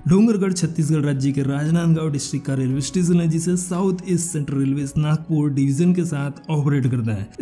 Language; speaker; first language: Hindi; non-native, local second language; Marathi